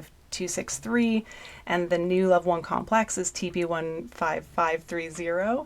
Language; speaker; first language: English; native; English